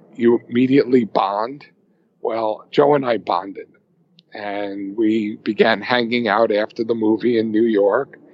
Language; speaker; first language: English; native; English